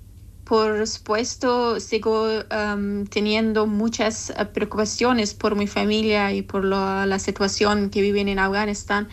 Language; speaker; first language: Spanish; non-native, learner; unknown